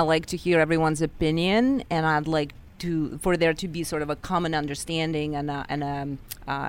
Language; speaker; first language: English; non-native, fluent; Russian